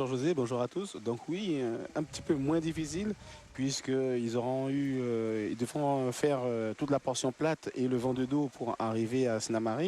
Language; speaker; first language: French; native; French